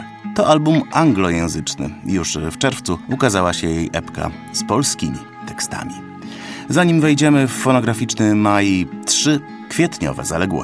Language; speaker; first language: Polish; native; Polish